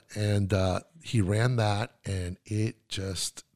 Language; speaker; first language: English; non-native, fluent; Spanish